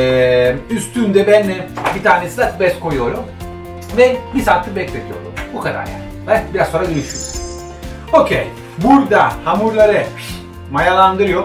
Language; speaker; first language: Turkish; non-native, fluent; Italian